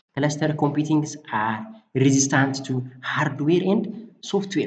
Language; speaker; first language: English; non-native, local second language; Amharic